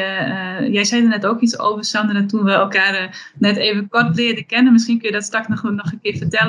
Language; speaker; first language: Dutch; native; Dutch